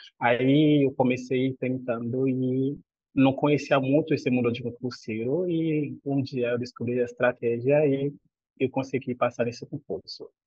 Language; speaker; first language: Portuguese; non-native, fluent; Haitian Creole